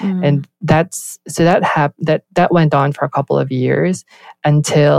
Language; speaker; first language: English; non-native, local second language; Filipino